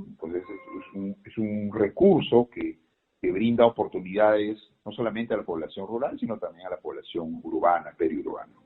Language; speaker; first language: Spanish; native; Spanish